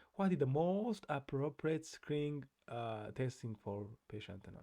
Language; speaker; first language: English; non-native, local second language; Amharic